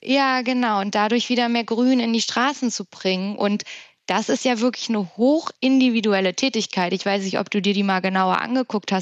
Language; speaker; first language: German; native; German